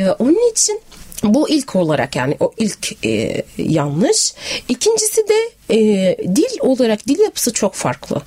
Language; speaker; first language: Turkish; non-native, fluent; Arabic